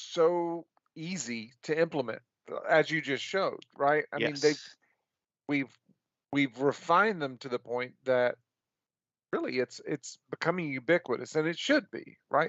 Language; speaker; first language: English; native; English